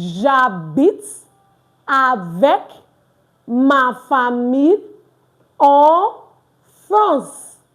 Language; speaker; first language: French; non-native, fluent; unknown